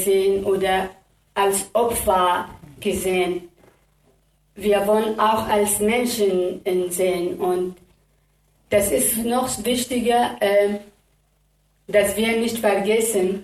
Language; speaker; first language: German; non-native, learner; Kurdish